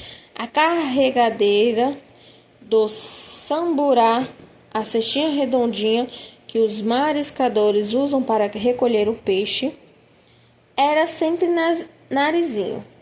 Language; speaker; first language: Portuguese; native; Portuguese